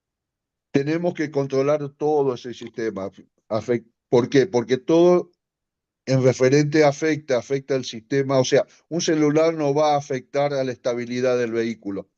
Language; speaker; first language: Spanish; native; Spanish